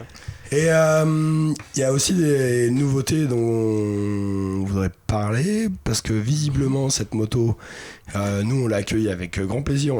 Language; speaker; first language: French; native; French